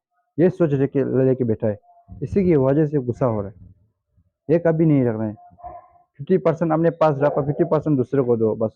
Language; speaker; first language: Hindi; non-native, fluent; Tibetan